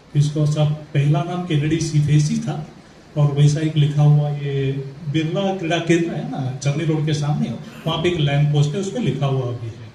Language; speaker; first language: Hindi; non-native, local second language; Marathi